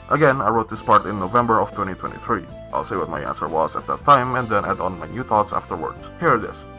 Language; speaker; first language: English; non-native, fluent; Malay